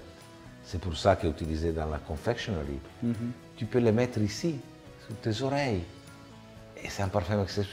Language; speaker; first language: French; non-native, fluent; Italian